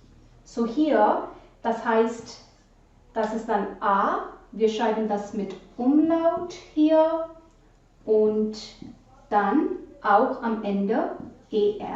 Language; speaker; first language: German; non-native, fluent; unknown